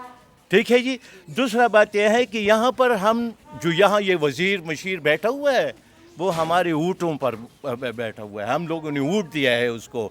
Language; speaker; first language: Hindi; non-native, local second language; Pashto